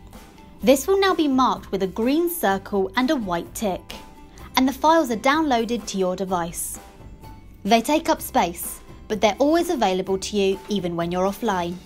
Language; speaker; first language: English; native; English